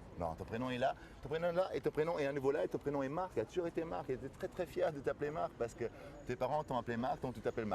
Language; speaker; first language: French; native; French